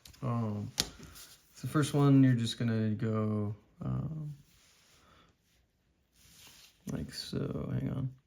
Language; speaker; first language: English; native; English